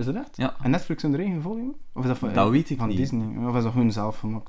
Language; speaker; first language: Dutch; native; Dutch